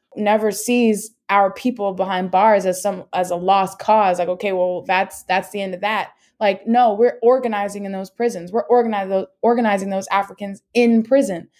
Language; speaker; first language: English; native; English